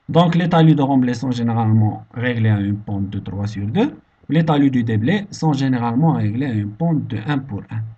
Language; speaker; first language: French; non-native, local second language; Arabic